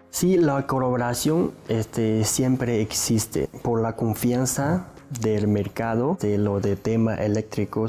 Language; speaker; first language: Spanish; non-native, learner; Chinese